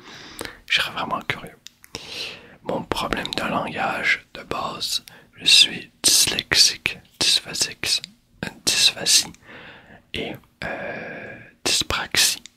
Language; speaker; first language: French; native; French